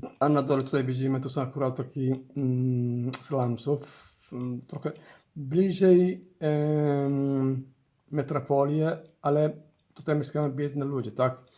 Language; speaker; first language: Polish; non-native, learner; Somali